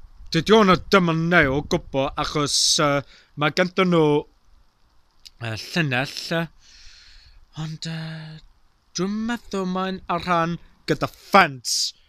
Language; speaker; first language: Welsh; non-native, learner; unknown